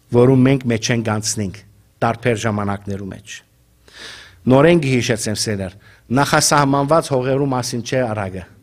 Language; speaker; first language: Armenian; native; Armenian